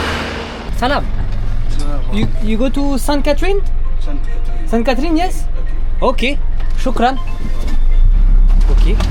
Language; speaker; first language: English; non-native, learner; French